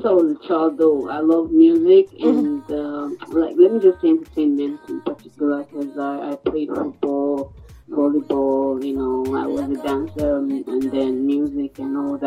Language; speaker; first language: English; non-native, local second language; Krio